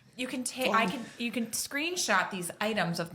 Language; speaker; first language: English; native; English